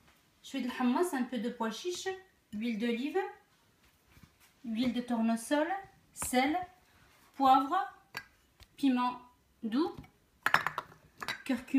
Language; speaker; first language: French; non-native, local second language; Arabic